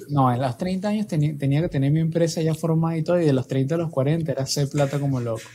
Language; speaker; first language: Spanish; native; Spanish